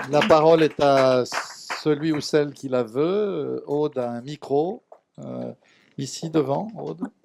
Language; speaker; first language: French; native; French